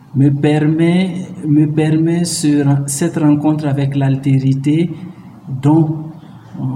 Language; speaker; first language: French; non-native, local second language; Mossi